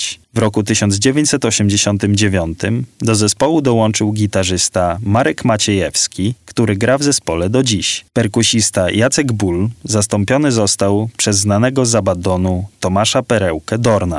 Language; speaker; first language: Polish; native; Polish